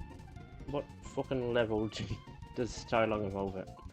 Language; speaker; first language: English; native; English